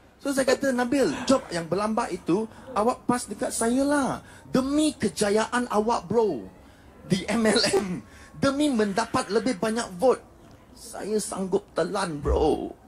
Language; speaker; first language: Malay; non-native, local second language; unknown